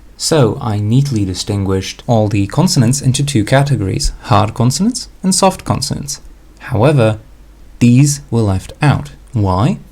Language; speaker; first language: English; non-native, fluent; Slovak